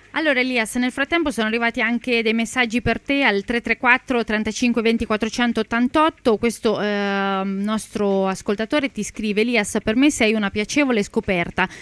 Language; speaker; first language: Italian; native; Italian